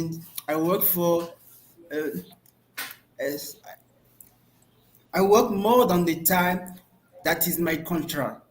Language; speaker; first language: English; non-native, learner; French